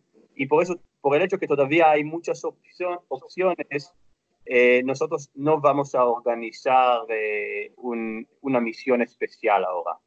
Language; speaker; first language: Spanish; non-native, fluent; Hebrew